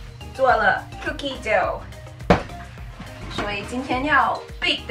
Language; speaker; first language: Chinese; non-native, learner; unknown